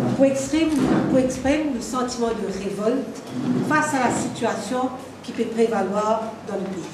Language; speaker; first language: French; non-native, local second language; Morisyen